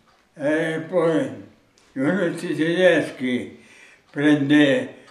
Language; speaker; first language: Italian; non-native, local second language; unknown